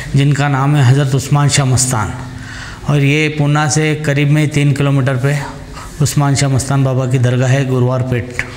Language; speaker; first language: Hindi; native; Hindi